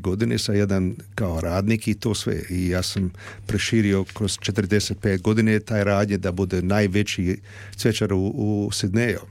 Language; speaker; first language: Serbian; early bilingual, heritage; Serbian